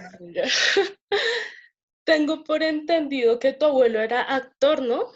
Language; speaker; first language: Spanish; native; Spanish